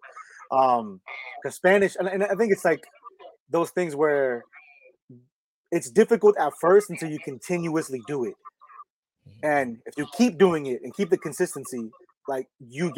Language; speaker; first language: English; early bilingual, other home language; Spanish